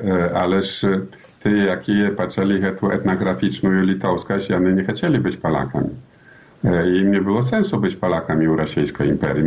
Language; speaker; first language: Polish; non-native, learner; Belarusian